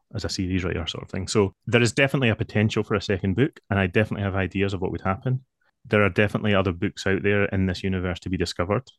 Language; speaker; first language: English; native; English